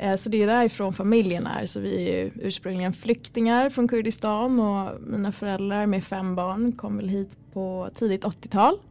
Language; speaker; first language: Swedish; early bilingual, other home language; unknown